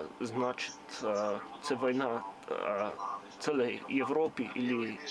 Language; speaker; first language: Ukrainian; non-native, learner; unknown